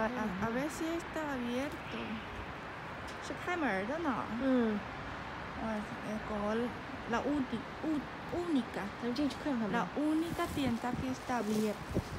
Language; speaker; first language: Spanish; non-native, fluent; Chinese